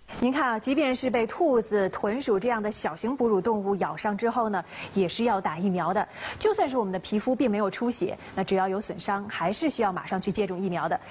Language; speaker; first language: Chinese; native; Chinese